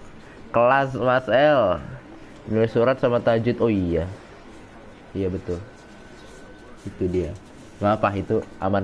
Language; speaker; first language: Indonesian; native; Indonesian